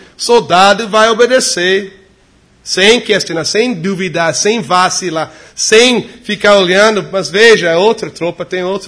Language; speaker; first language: Portuguese; non-native, fluent; English